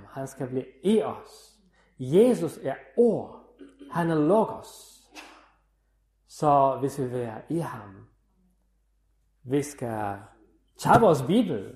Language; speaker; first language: Danish; non-native, fluent; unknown